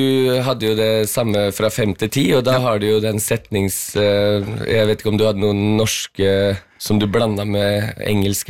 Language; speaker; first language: Norwegian; early bilingual, heritage; Norwegian